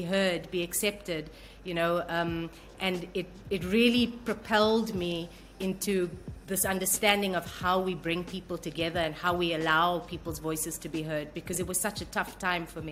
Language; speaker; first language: English; native; English